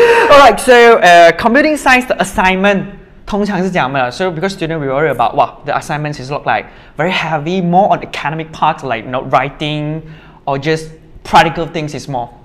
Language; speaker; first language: English; non-native, local second language; Chinese